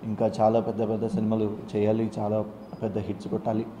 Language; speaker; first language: Telugu; non-native, learner; Tamil